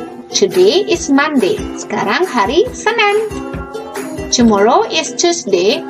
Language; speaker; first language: English; non-native, fluent; Indonesian